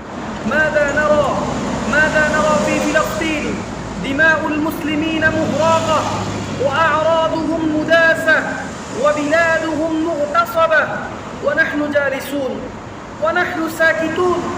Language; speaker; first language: Arabic; non-native, fluent; Bangla